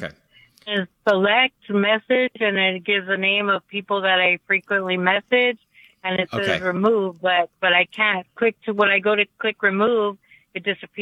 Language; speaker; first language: English; native; English